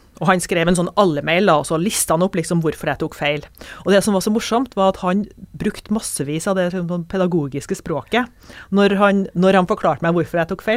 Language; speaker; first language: Norwegian; native; Norwegian